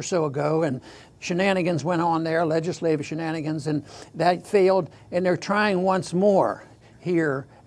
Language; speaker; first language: English; native; English